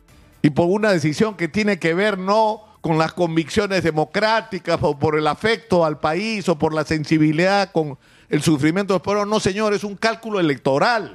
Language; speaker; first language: Spanish; native; Spanish